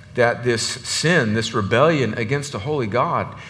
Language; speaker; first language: English; native; English